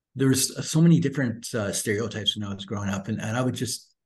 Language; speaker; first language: English; native; English